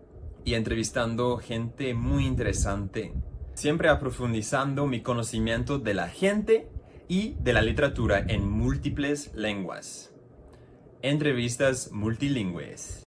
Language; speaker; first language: Spanish; non-native, fluent; English